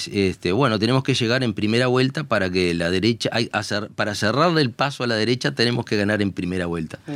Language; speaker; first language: Spanish; native; Spanish